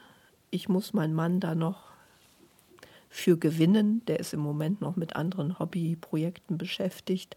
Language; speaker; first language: German; native; German